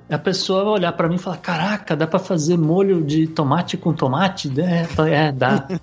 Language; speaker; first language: Portuguese; native; Portuguese